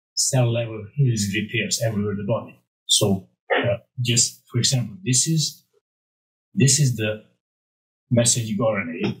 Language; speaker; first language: English; non-native, fluent; Romanian